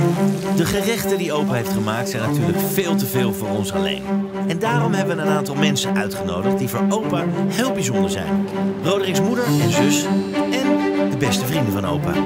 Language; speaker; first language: Dutch; native; Dutch